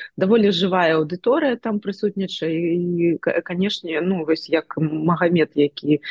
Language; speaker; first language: Belarusian; non-native, local second language; Russian